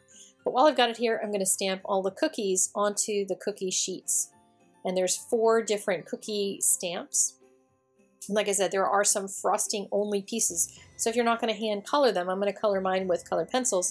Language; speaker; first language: English; native; English